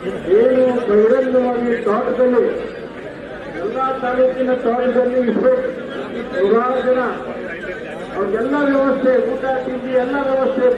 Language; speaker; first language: Kannada; native; Kannada